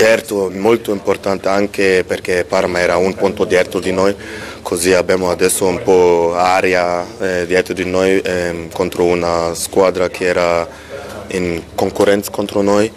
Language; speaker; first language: Italian; non-native, fluent; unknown